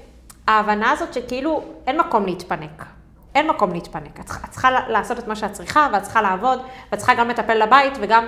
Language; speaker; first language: Hebrew; native; Hebrew